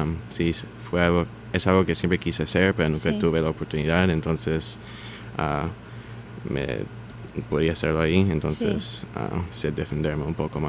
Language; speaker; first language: Spanish; early bilingual, heritage; Spanish